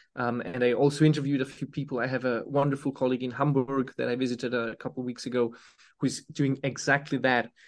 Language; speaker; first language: English; non-native, fluent; Serbian